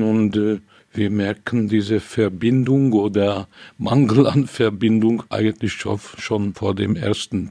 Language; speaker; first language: German; non-native, fluent; Hungarian